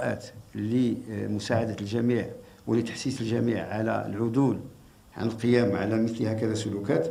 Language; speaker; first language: French; non-native, local second language; Arabic